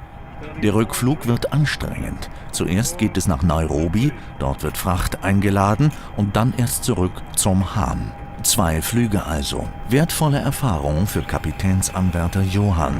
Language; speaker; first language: German; native; German